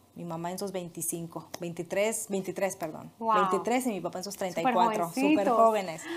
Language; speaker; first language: Spanish; native; Spanish